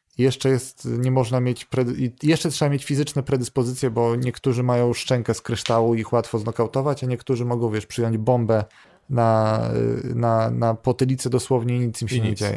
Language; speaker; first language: Polish; native; Polish